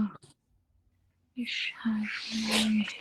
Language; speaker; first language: German; non-native, learner; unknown